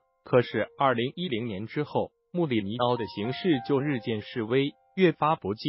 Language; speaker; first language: Chinese; native; Chinese